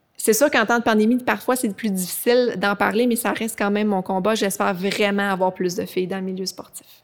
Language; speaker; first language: French; native; French